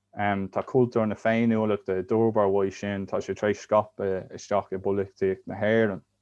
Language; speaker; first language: Irish; native; Irish